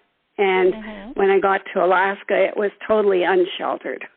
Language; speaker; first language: English; native; English